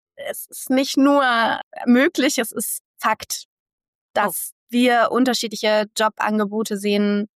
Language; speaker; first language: German; native; German